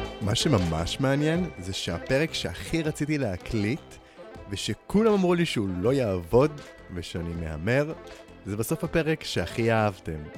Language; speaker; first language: Hebrew; native; Hebrew